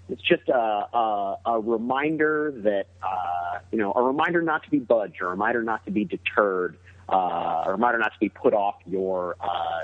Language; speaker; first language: English; native; English